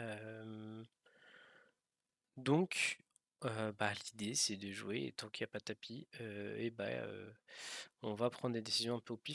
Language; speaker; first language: French; native; French